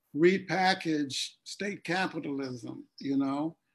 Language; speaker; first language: English; native; English